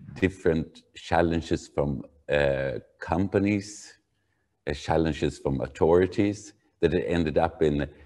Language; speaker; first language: English; non-native, fluent; Swedish